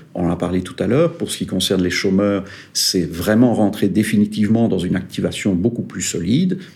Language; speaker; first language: French; native; French